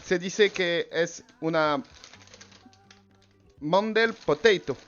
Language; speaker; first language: Spanish; non-native, learner; French